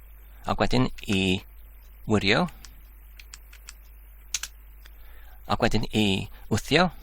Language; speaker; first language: Welsh; non-native, learner; Polish